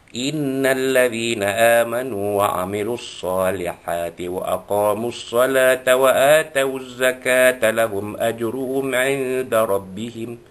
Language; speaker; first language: Arabic; non-native, learner; Malay